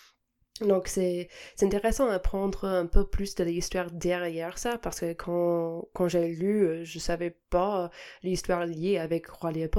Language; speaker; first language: French; non-native, fluent; English